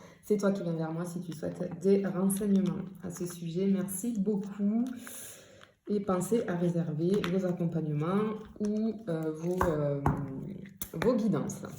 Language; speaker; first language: French; native; French